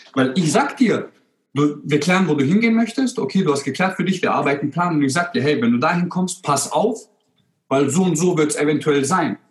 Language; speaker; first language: German; early bilingual, other home language; Croatian